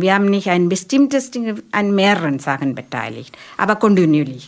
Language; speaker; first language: German; non-native, fluent; Malayalam